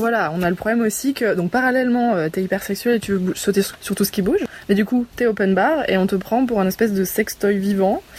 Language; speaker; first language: French; native; French